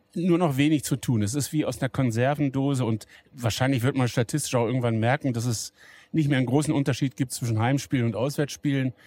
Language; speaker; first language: German; native; German